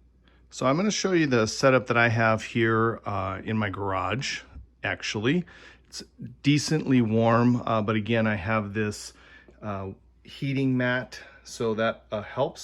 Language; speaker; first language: English; native; English